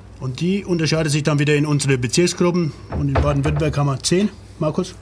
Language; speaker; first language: German; native; German